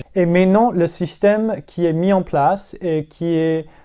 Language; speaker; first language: French; non-native, learner; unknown